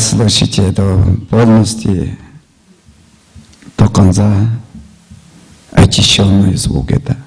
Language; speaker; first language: Russian; non-native, local second language; Tuvinian